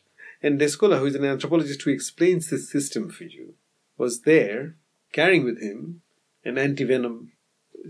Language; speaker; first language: English; non-native, local second language; Bangla